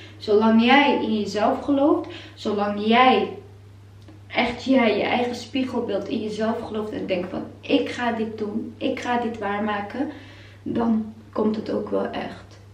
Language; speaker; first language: Dutch; non-native, fluent; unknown